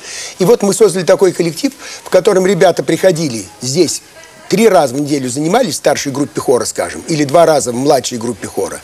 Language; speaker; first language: Russian; native; Russian